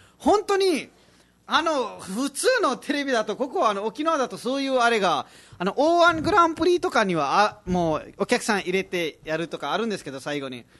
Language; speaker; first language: Japanese; non-native, fluent; Nepali